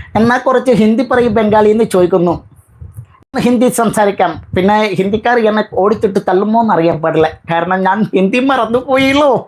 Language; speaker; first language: Malayalam; non-native, learner; Bangla